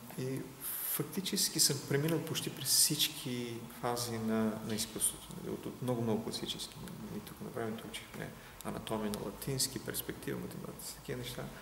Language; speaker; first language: Bulgarian; non-native, local second language; Turkish